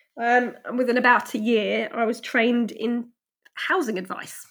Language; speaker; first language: English; native; English